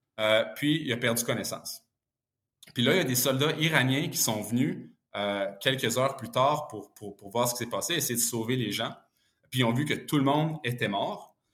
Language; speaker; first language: French; early bilingual, other home language; Bosnian